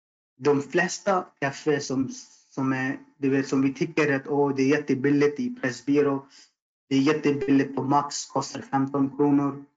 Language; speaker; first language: Swedish; non-native, fluent; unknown